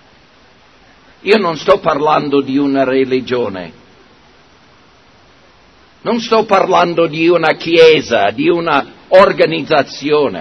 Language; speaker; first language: Italian; non-native, fluent; English